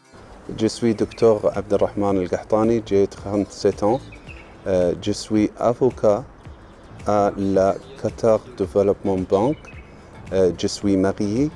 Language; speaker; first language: French; non-native, learner; Arabic